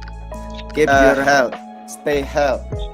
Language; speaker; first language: English; non-native, fluent; Indonesian